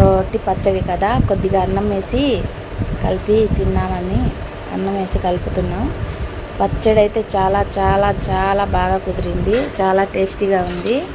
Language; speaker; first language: Telugu; non-native, local second language; Urdu